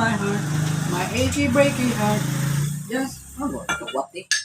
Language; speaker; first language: English; non-native, local second language; Cebuano